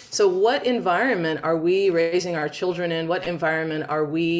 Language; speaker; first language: English; native; English